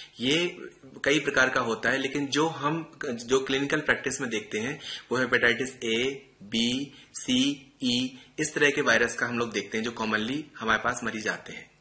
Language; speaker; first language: Hindi; native; Hindi